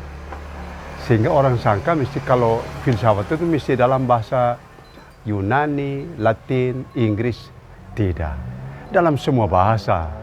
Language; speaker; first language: Indonesian; non-native, local second language; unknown